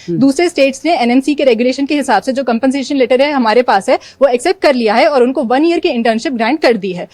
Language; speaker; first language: Hindi; native; Hindi